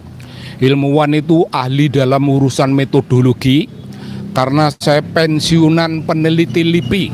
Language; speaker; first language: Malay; non-native, local second language; Javanese